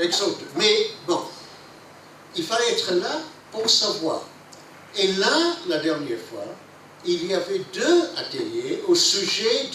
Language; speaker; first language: French; non-native, fluent; English